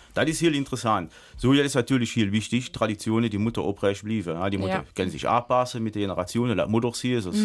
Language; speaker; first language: German; native; German